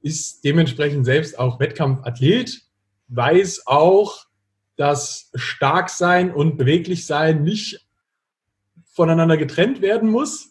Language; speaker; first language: German; native; German